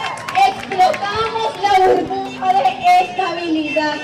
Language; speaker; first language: Spanish; native; Spanish